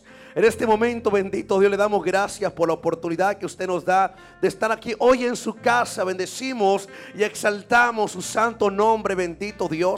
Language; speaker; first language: Spanish; native; Spanish